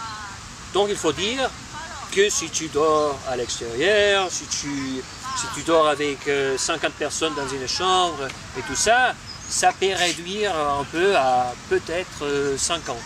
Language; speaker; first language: French; non-native, fluent; Spanish